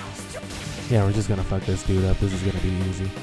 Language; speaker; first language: English; native; English